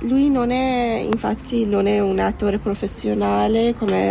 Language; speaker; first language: Italian; non-native, fluent; Persian